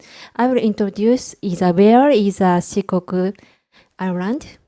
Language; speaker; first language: English; non-native, learner; Japanese